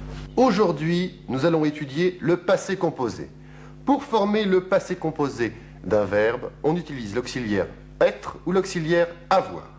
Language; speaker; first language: French; native; French